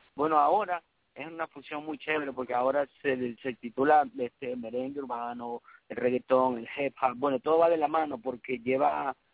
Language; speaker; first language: Spanish; early bilingual, heritage; Spanish